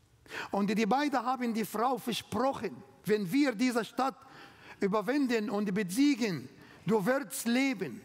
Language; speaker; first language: German; non-native, learner; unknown